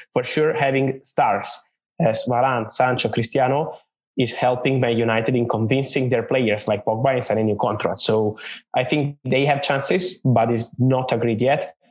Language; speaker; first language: English; non-native, fluent; Italian